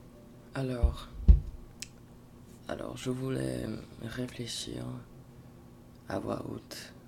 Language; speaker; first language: French; non-native, fluent; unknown